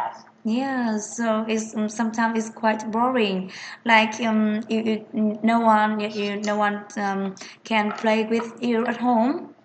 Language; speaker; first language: English; non-native, fluent; Vietnamese